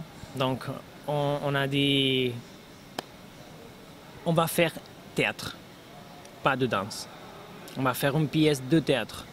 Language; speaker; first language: French; non-native, learner; Spanish